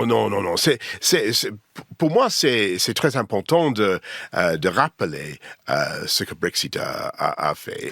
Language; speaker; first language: French; non-native, learner; English